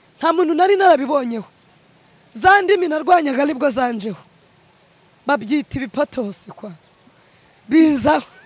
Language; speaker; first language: Kinyarwanda; early bilingual, other home language; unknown